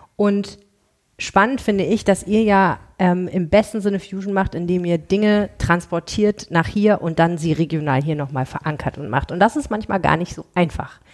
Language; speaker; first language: German; native; German